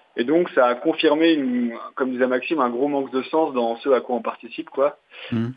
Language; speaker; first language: French; native; French